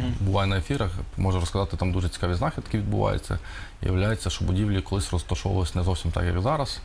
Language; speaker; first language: Ukrainian; native; Ukrainian